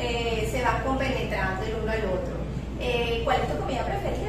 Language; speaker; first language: Spanish; native; Spanish